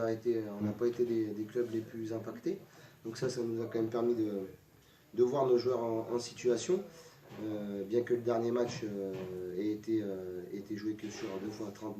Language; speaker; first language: French; native; French